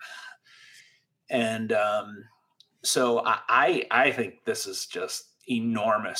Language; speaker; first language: English; native; English